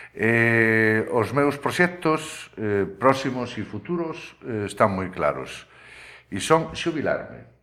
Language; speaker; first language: Galician; native; Galician